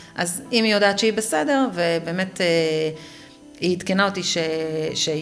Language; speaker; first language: Hebrew; native; Hebrew